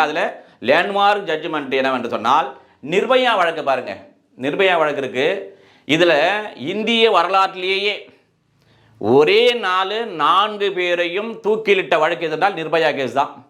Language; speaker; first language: Tamil; native; Tamil